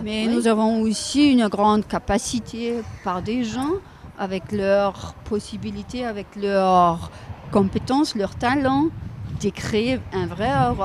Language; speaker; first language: French; non-native, fluent; German